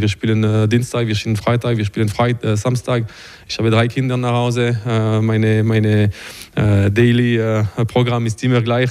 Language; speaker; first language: German; non-native, local second language; French